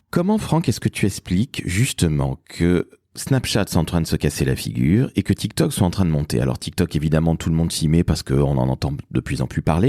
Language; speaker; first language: French; native; French